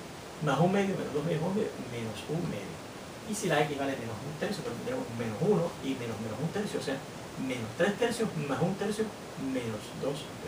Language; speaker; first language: Spanish; native; Spanish